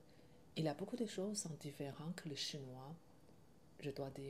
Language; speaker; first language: French; non-native, learner; Chinese